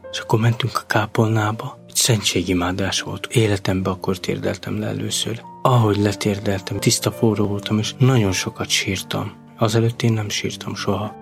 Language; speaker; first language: Hungarian; non-native, local second language; Romany